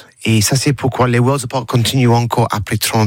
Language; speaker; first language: French; non-native, learner; English